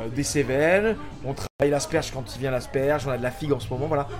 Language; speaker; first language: French; native; French